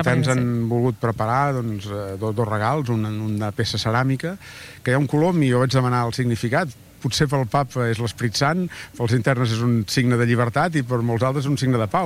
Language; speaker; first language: Catalan; native; Catalan